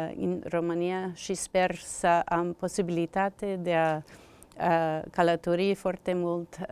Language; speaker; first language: Romanian; non-native, learner; English